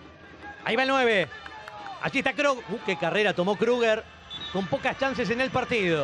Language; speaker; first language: Spanish; native; Spanish